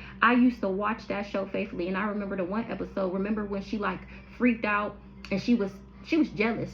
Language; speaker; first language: English; native; English